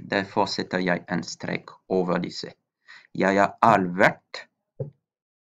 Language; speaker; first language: Norwegian; non-native, fluent; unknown